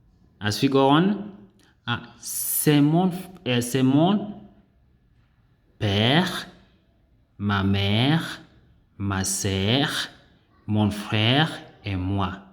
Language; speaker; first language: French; non-native, learner; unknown